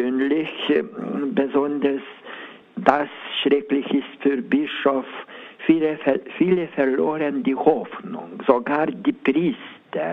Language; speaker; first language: German; non-native, learner; Lithuanian